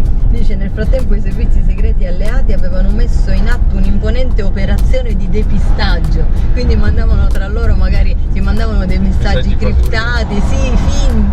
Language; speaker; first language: Italian; native; Italian